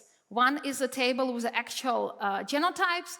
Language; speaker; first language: English; non-native, fluent; Czech